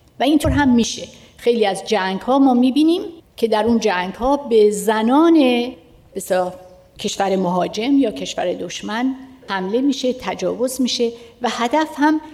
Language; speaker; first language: Persian; native; Persian